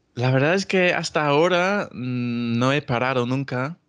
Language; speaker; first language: Spanish; non-native, fluent; English